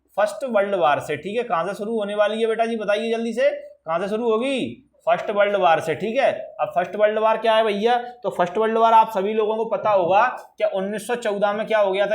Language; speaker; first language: Hindi; native; Hindi